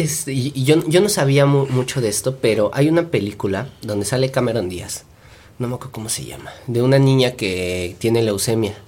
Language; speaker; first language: Spanish; native; Spanish